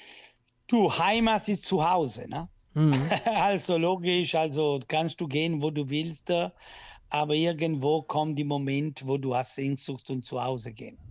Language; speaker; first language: German; non-native, local second language; Italian